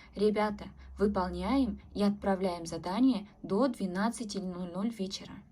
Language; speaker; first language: Russian; non-native, local second language; Kazakh